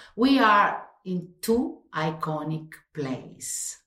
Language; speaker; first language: English; non-native, fluent; Italian